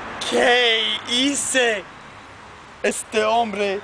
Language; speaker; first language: Spanish; non-native, learner; English